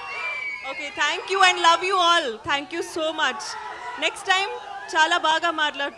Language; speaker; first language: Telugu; non-native, learner; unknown